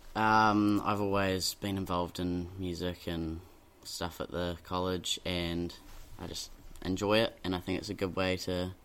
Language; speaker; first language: English; native; English